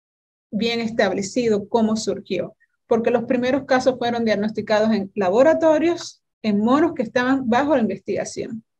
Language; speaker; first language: Spanish; native; Spanish